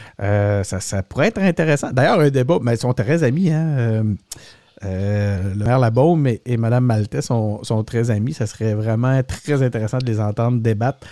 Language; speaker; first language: French; native; French